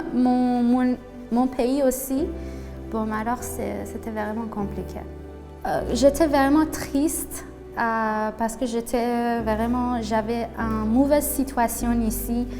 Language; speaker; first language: French; non-native, learner; Persian